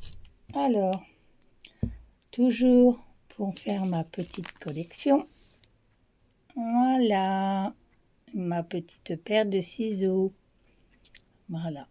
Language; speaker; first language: French; native; French